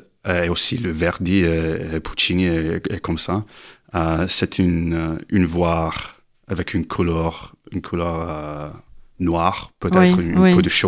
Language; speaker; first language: French; non-native, learner; English